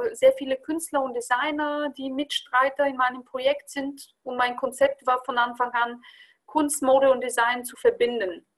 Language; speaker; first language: German; non-native, fluent; Bulgarian